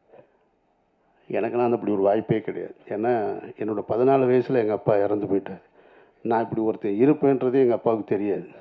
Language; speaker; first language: Tamil; native; Tamil